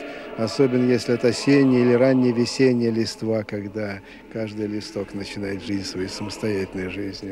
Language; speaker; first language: Russian; native; Russian